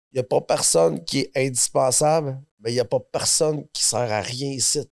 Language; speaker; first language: French; native; French